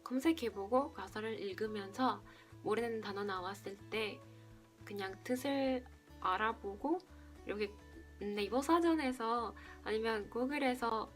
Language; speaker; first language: Korean; non-native, fluent; Spanish